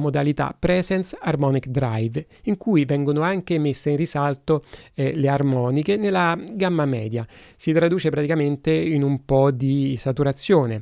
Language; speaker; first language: Italian; native; Italian